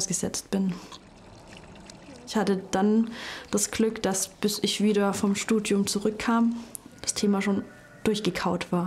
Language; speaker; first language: German; native; German